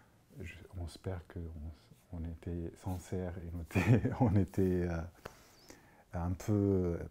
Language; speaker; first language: French; non-native, fluent; Arabic